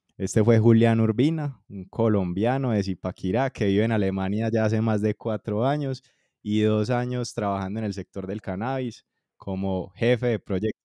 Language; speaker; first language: Spanish; native; Spanish